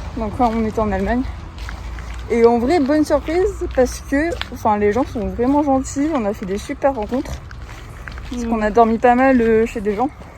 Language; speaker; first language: French; native; French